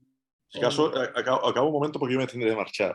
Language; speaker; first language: Spanish; native; Spanish